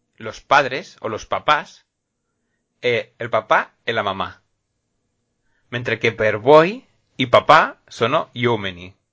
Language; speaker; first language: Italian; non-native, learner; Spanish